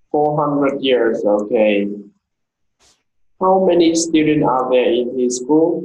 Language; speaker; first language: English; non-native, learner; Vietnamese